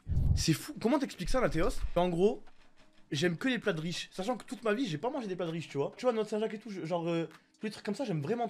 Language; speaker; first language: French; native; French